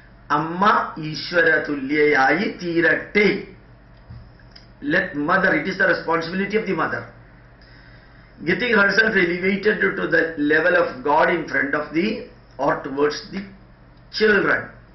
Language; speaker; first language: English; non-native, local second language; Malayalam